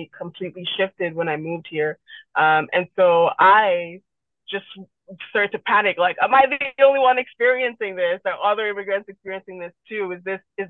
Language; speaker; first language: English; non-native, local second language; Yoruba